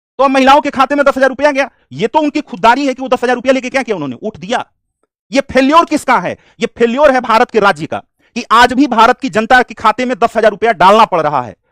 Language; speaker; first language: Hindi; native; Hindi